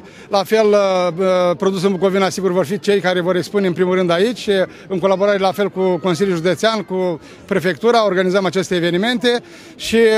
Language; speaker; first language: Romanian; native; Romanian